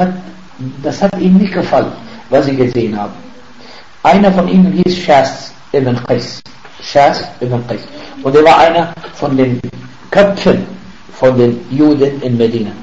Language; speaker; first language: German; non-native, fluent; Arabic